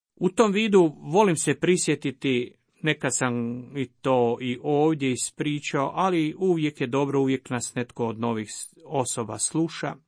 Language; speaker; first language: Croatian; native; Croatian